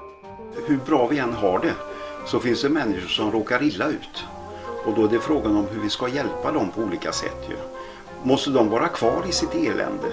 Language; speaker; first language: Swedish; native; Swedish